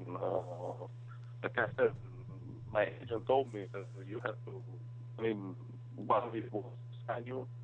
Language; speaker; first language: English; non-native, fluent; Slovenian